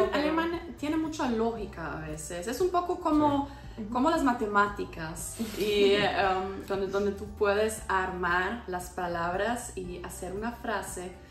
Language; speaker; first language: Spanish; non-native, fluent; German